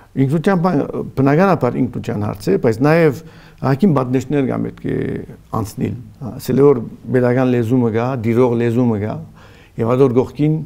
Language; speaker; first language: Armenian; early bilingual, heritage; Armenian